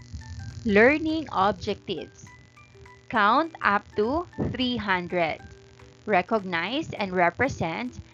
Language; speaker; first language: English; non-native, local second language; Filipino